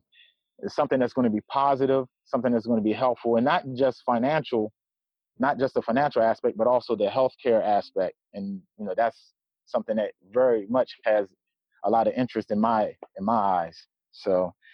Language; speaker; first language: English; native; English